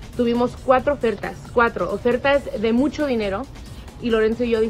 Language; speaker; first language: Spanish; early bilingual, heritage; Spanish